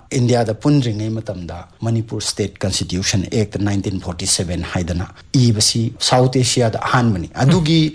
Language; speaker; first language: Manipuri; native; Manipuri